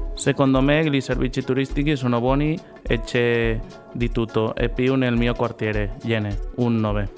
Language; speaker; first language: Italian; non-native, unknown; Catalan